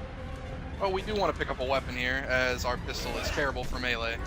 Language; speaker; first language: English; native; English